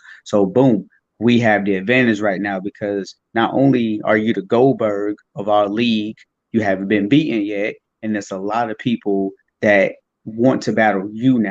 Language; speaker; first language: English; native; English